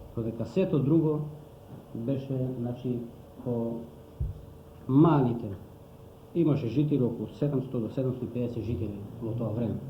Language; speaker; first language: Macedonian; native; Macedonian